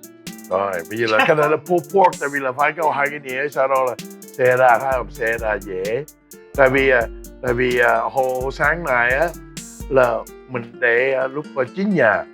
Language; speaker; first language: Vietnamese; early bilingual, heritage; English